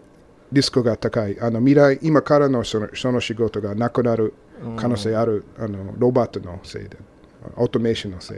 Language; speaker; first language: Japanese; non-native, learner; English